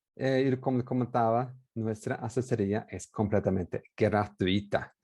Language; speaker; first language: Spanish; non-native, fluent; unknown